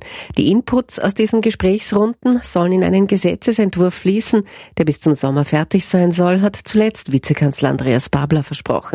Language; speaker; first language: German; native; German